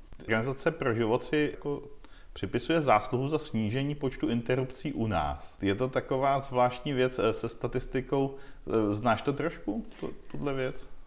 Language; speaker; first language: Czech; native; Czech